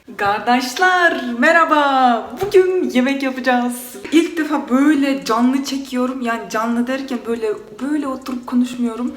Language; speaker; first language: Turkish; non-native, fluent; Kyrgyz